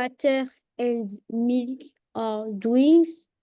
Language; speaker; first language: English; non-native, learner; French